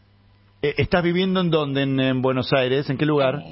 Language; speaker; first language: Spanish; native; Spanish